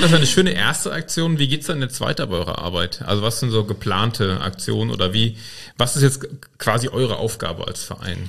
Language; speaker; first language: German; native; German